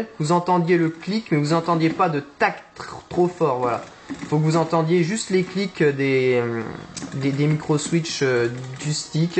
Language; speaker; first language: French; native; French